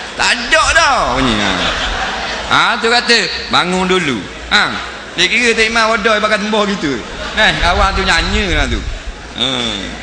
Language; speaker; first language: Malay; native; Malay